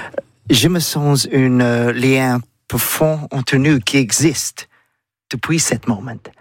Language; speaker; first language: French; non-native, learner; English